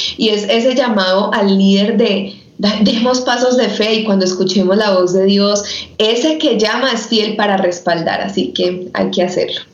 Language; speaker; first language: Spanish; native; Spanish